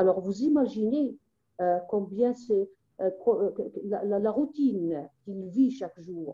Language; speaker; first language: French; non-native, local second language; Arabic